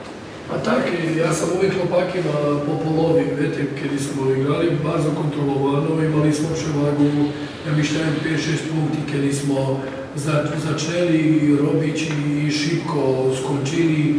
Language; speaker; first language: Polish; non-native, learner; Serbian